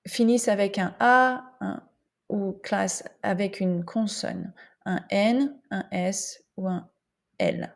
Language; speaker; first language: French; non-native, fluent; English